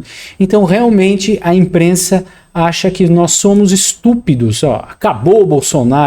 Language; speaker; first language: Portuguese; native; Portuguese